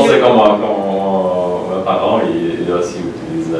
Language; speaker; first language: French; non-native, learner; Polish